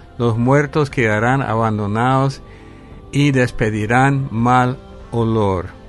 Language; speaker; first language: Spanish; non-native, fluent; English